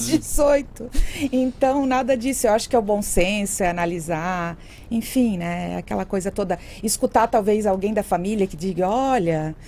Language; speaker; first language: Portuguese; native; Portuguese